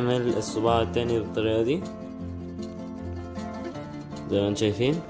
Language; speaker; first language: Arabic; native; Arabic